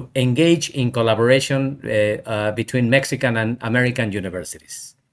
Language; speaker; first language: English; non-native, fluent; Spanish